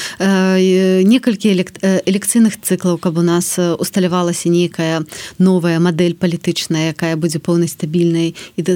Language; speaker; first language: Belarusian; native; Belarusian